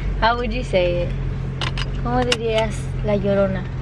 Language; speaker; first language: Spanish; early bilingual, heritage; Spanish